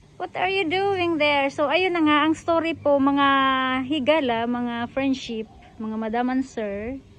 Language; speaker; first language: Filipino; non-native, local second language; Cebuano